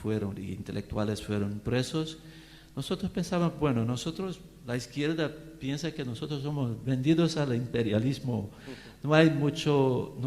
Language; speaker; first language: Spanish; non-native, fluent; Portuguese